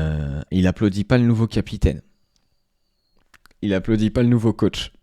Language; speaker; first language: French; native; French